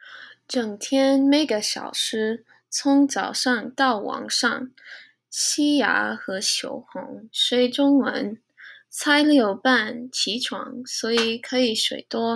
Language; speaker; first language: Chinese; non-native, learner; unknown